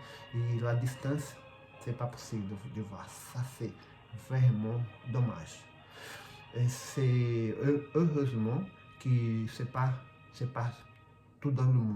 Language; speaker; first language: French; non-native, fluent; Portuguese